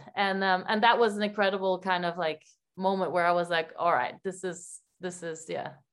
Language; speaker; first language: English; non-native, fluent; Dutch